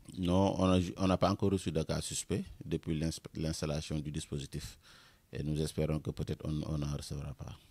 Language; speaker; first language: French; non-native, local second language; Wolof